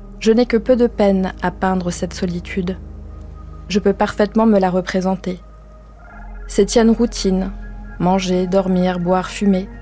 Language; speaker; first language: French; native; French